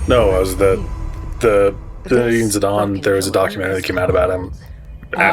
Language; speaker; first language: English; native; English